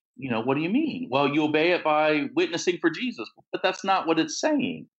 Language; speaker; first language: English; native; English